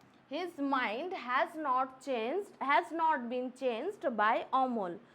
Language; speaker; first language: English; non-native, local second language; Bangla